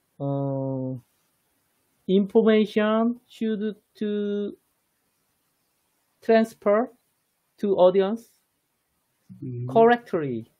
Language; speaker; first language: English; non-native, learner; Korean